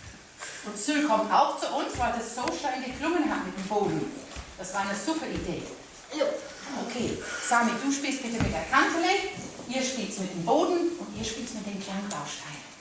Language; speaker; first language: German; native; German